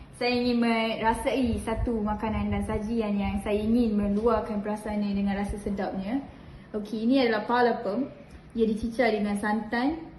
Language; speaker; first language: Malay; non-native, local second language; Malayalam